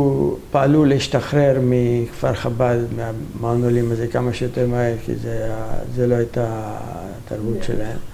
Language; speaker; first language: Hebrew; non-native, fluent; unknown